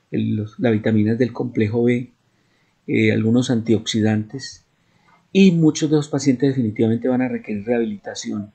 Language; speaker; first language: Spanish; native; Spanish